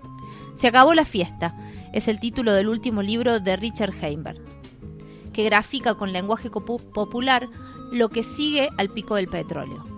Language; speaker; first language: Spanish; native; Spanish